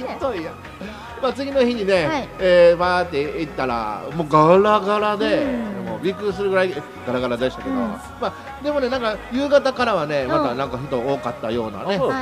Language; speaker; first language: Japanese; native; Japanese